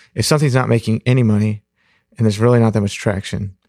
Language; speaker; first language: English; native; English